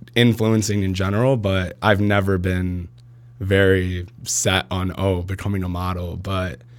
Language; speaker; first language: English; early bilingual, other home language; Arabic